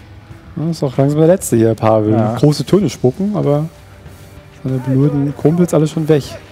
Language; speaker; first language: German; native; German